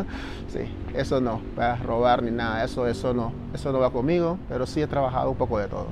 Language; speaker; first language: Spanish; native; Spanish